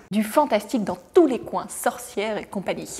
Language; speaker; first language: French; native; French